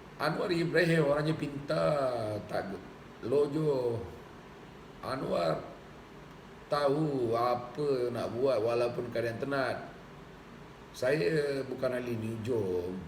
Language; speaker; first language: Malay; non-native, local second language; Tamil